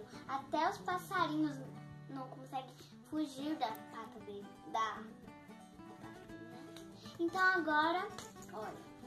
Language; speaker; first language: Portuguese; native; Portuguese